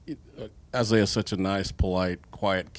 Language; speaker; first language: English; native; English